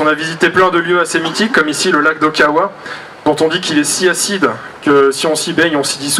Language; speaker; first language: French; native; French